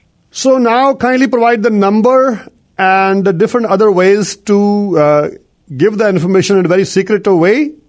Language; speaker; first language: English; non-native, local second language; Punjabi